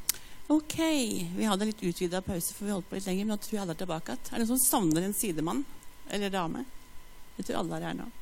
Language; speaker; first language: Norwegian; native; Norwegian